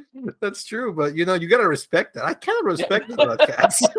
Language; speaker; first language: English; early bilingual, other home language; Spanish